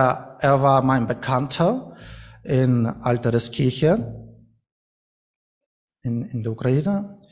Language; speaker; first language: German; non-native, learner; Ukrainian